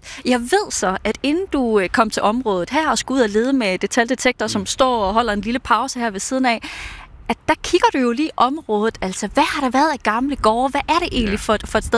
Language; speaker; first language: Danish; native; Danish